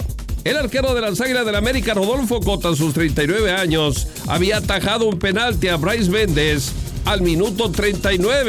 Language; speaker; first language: Spanish; native; Spanish